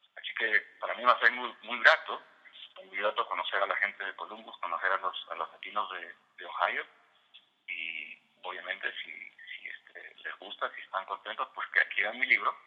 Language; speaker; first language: Spanish; native; Spanish